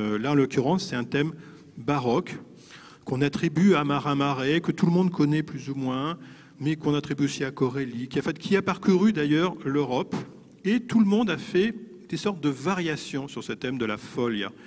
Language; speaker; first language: French; native; French